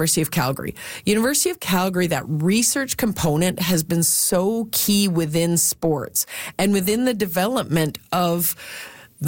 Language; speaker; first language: English; native; English